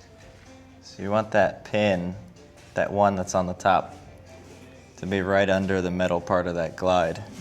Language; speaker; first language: English; native; English